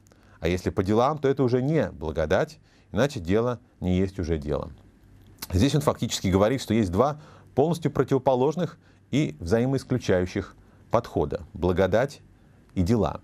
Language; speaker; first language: Russian; native; Russian